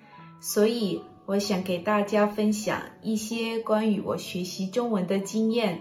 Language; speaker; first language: Chinese; non-native, fluent; Thai